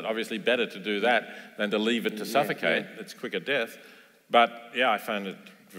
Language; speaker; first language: English; native; English